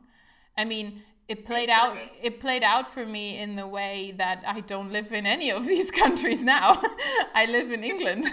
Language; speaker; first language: English; non-native, fluent; German